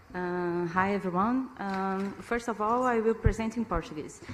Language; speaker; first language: English; non-native, learner; Portuguese